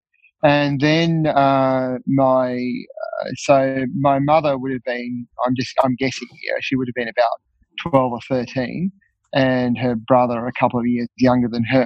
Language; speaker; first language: English; native; English